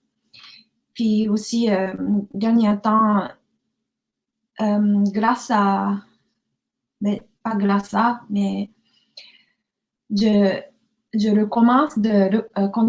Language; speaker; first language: French; non-native, learner; Japanese